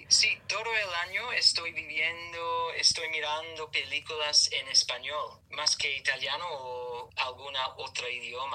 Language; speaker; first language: Spanish; non-native, learner; English